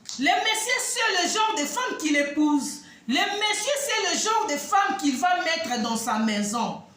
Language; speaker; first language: French; non-native, local second language; Lingala